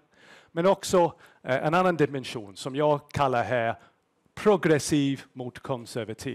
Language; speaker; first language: Swedish; non-native, fluent; English